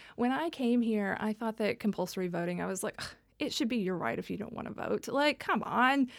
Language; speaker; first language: English; native; English